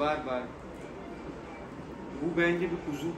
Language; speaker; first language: Turkish; non-native, learner; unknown